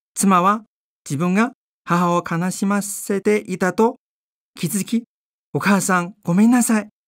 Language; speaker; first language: Japanese; non-native, fluent; Chinese